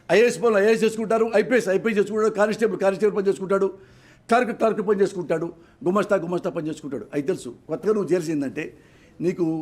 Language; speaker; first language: Telugu; native; Telugu